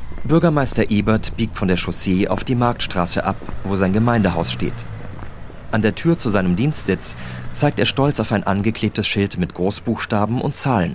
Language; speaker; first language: German; native; German